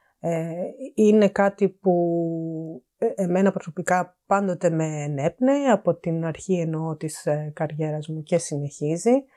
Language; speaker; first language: Greek; native; Greek